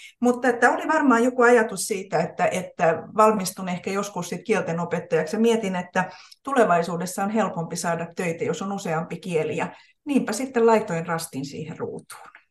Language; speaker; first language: Finnish; native; Finnish